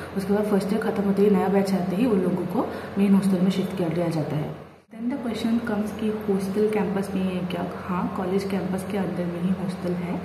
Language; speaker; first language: Hindi; non-native, local second language; Assamese